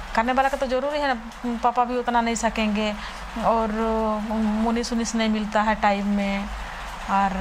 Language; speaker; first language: Hindi; non-native, local second language; Santali